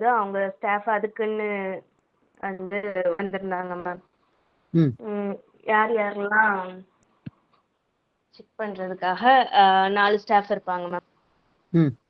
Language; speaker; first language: Tamil; native; Tamil